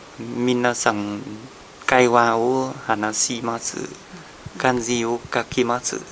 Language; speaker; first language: Japanese; non-native, learner; Vietnamese